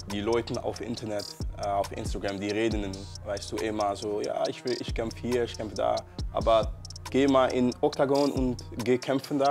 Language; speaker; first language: German; non-native, learner; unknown